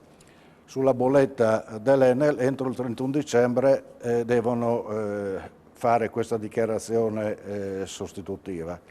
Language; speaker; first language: Italian; native; Italian